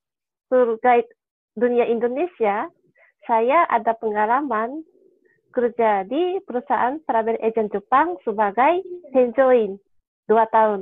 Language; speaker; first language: Indonesian; non-native, fluent; Japanese